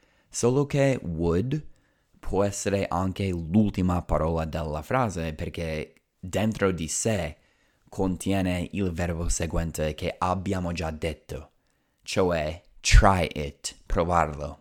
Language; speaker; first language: Italian; non-native, fluent; English